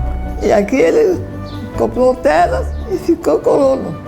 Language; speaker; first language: Portuguese; early bilingual, other home language; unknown